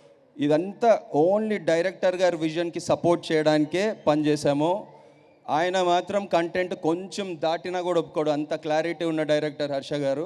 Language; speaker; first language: Telugu; native; Telugu